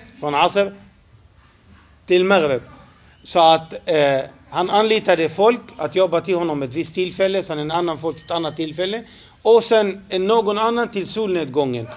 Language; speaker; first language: Swedish; non-native, fluent; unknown